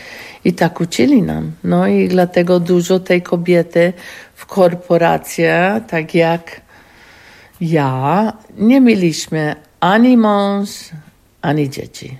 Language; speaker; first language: Polish; non-native, learner; English